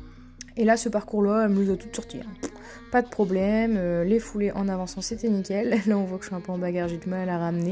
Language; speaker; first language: French; native; French